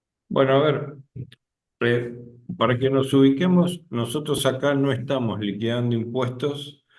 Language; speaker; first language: Spanish; native; Spanish